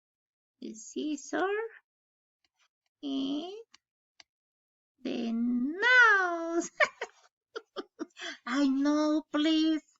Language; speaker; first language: English; non-native, learner; Spanish